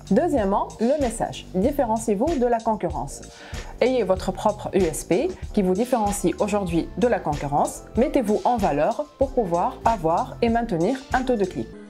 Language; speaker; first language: French; non-native, local second language; Arabic